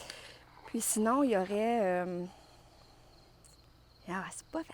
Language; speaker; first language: French; native; French